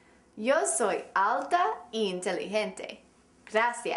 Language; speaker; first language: Spanish; non-native, fluent; English